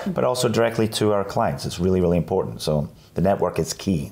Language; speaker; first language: English; native; English